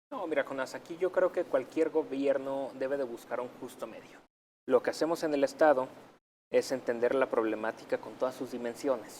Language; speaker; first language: Spanish; native; Spanish